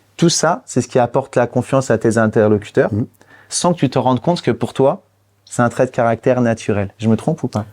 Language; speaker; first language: French; native; French